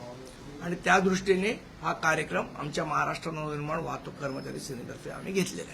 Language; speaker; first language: Marathi; native; Marathi